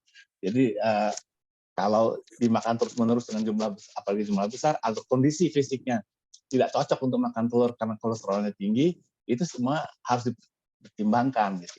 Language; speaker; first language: Malay; native; Malay